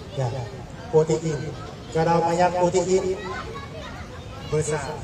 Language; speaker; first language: Indonesian; non-native, learner; Thai